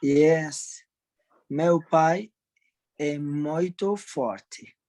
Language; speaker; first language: Portuguese; non-native, learner; Arabic